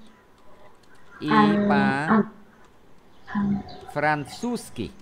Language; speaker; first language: Russian; non-native, fluent; Vietnamese